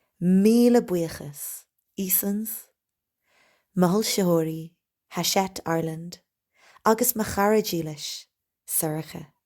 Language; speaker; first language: Irish; non-native, local second language; English